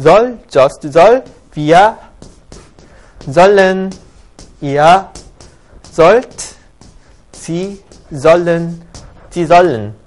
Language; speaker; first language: German; non-native, learner; Korean